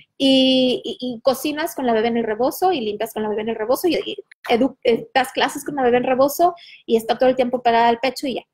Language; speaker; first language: Spanish; early bilingual, heritage; Spanish